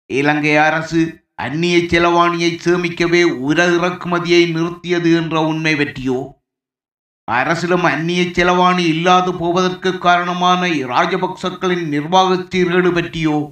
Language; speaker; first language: Tamil; native; Tamil